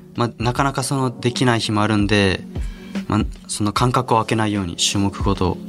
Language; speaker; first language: Japanese; native; Japanese